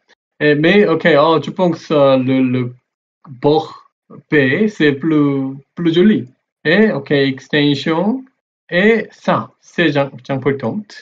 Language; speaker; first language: French; non-native, learner; Korean